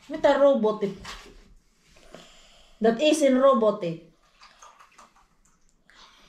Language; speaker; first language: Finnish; non-native, learner; Filipino